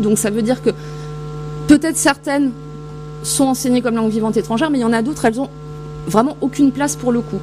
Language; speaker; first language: French; native; French